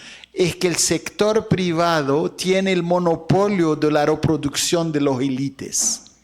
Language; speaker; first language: Spanish; non-native, fluent; Arabic